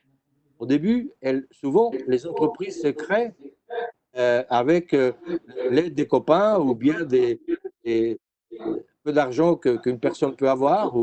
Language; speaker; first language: French; non-native, fluent; Spanish